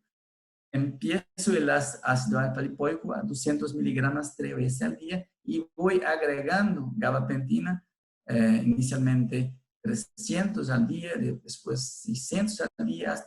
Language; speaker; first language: Spanish; non-native, fluent; Portuguese